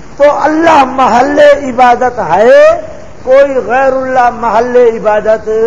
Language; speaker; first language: Urdu; non-native, local second language; Punjabi